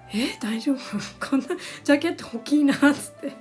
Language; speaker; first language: Japanese; non-native, fluent; English